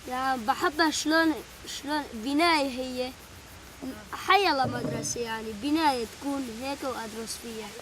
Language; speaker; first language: Arabic; native; Arabic